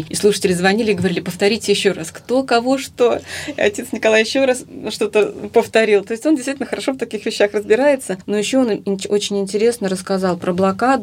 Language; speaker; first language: Russian; native; Russian